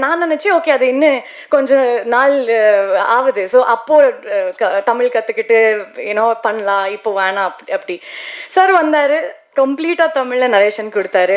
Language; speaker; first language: Tamil; non-native, learner; Kannada